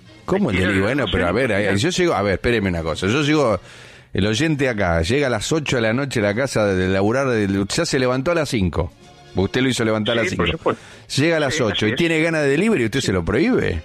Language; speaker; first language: Spanish; native; Spanish